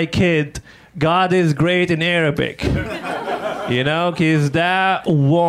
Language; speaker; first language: English; non-native, fluent; Arabic